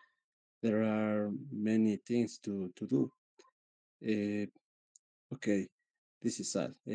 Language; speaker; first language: English; non-native, learner; Spanish